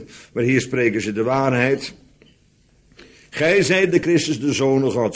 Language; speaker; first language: Dutch; native; Dutch